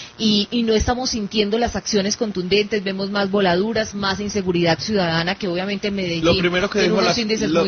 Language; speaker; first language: Spanish; native; Spanish